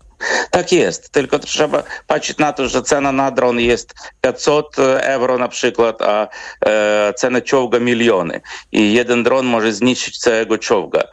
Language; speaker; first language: Polish; non-native, fluent; Ukrainian